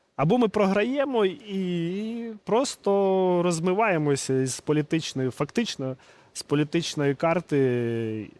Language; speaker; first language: Ukrainian; non-native, local second language; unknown